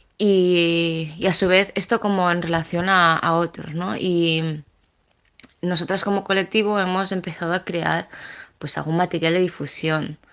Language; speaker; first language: Spanish; early bilingual, other home language; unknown